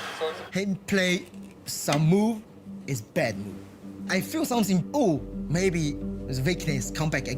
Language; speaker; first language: English; non-native, learner; Chinese